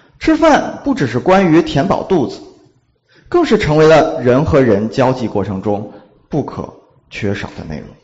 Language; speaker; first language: Chinese; native; Chinese